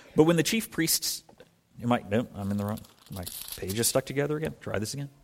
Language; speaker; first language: English; native; English